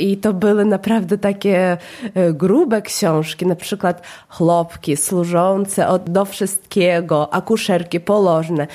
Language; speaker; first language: Polish; early bilingual, heritage; Polish